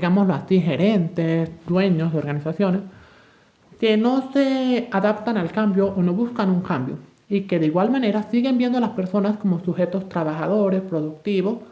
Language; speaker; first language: Spanish; native; Spanish